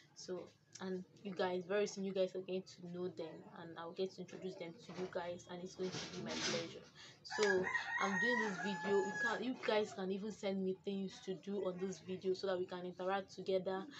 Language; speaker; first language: English; non-native, local second language; Igbo